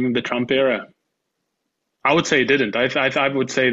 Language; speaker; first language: English; native; English